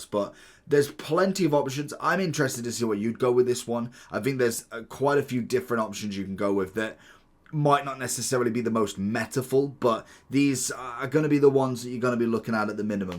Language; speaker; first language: English; native; English